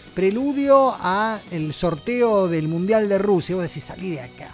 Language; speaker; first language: Spanish; native; Spanish